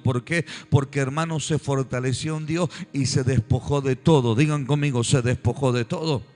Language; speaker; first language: Spanish; native; Spanish